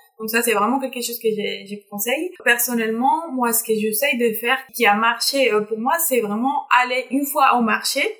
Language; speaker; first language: French; non-native, fluent; Spanish